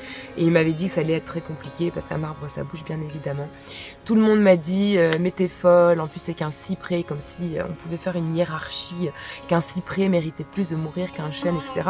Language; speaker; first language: French; native; French